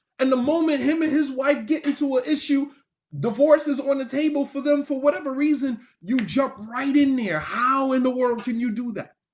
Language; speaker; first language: English; native; English